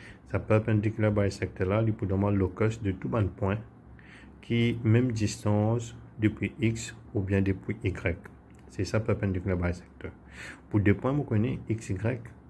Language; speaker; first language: French; non-native, local second language; Morisyen